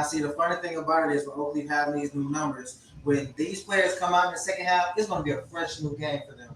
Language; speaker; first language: English; native; English